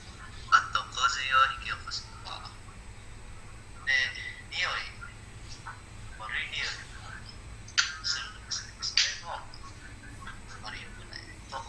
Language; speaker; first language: Japanese; non-native, learner; Indonesian